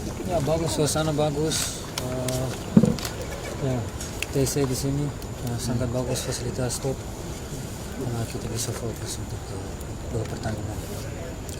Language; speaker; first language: Indonesian; non-native, fluent; Dutch